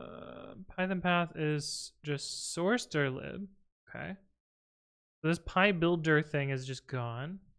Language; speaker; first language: English; native; English